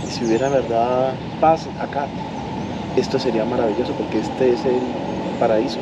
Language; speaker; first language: Spanish; native; Spanish